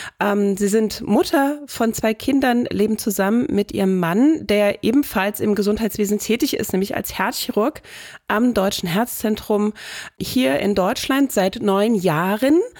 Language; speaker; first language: German; native; German